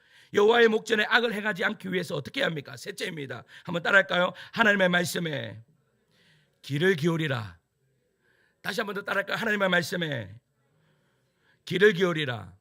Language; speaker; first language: Korean; native; Korean